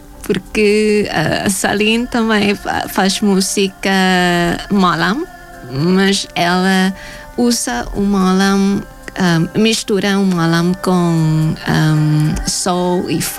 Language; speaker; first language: Portuguese; non-native, fluent; Thai